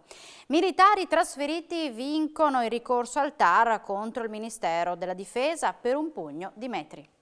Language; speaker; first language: Italian; native; Italian